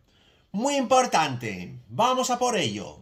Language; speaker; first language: Spanish; native; Spanish